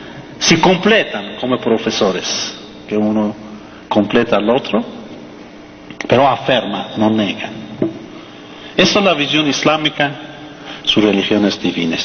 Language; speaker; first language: Spanish; non-native, fluent; Persian